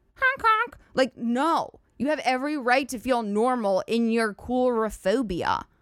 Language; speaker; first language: English; native; English